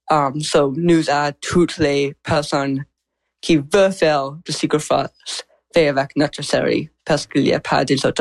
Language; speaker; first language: French; non-native, learner; English